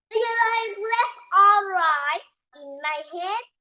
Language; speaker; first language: English; non-native, learner; Vietnamese